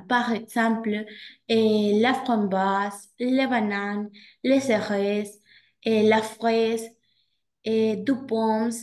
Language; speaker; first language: French; non-native, learner; Spanish